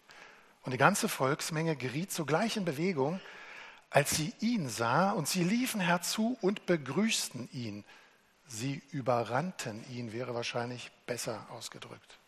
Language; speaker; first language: German; native; German